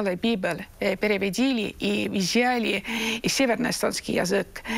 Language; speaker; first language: Russian; non-native, learner; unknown